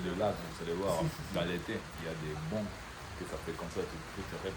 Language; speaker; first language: French; non-native, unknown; Spanish